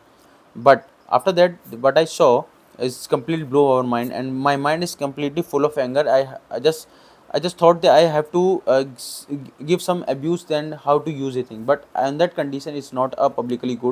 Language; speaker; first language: English; non-native, local second language; Hindi